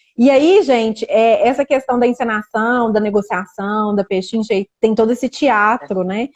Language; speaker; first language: Portuguese; native; Portuguese